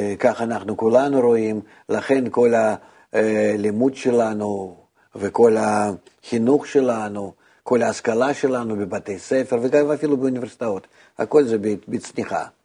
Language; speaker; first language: Hebrew; non-native, fluent; Russian